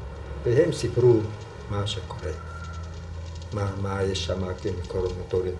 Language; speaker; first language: Hebrew; non-native, fluent; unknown